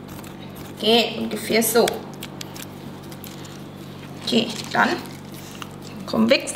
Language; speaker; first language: German; non-native, learner; Thai